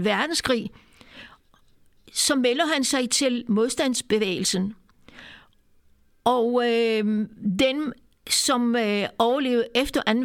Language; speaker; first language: Danish; non-native, fluent; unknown